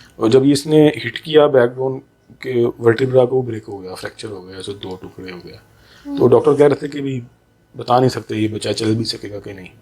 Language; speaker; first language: Urdu; non-native, local second language; Punjabi